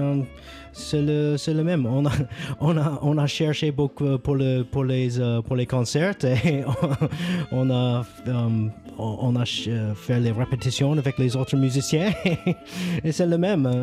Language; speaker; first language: French; non-native, learner; English